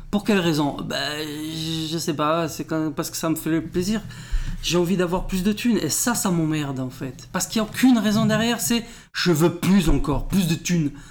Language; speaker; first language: French; early bilingual, other home language; Portuguese